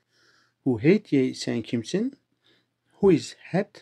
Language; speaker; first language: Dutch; non-native, learner; Turkish